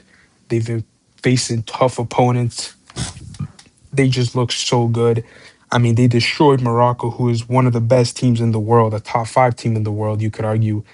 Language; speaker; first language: English; native; English